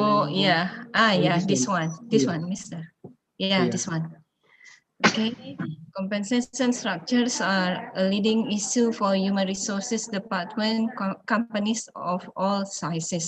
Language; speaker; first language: English; non-native, learner; Indonesian